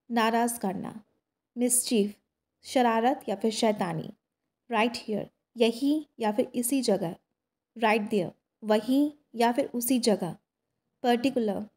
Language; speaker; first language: Hindi; native; Hindi